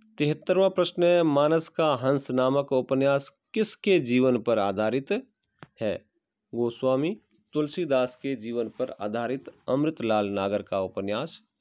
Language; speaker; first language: Hindi; native; Hindi